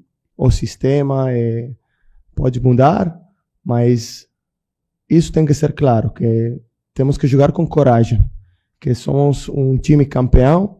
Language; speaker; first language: Portuguese; non-native, fluent; Italian